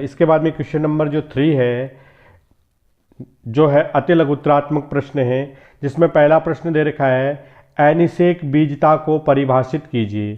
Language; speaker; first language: Hindi; native; Hindi